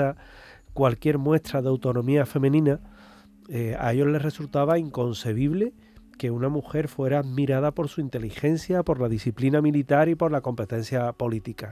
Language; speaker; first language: Spanish; native; Spanish